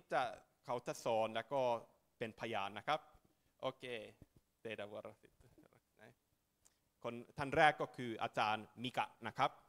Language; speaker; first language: Thai; non-native, fluent; Finnish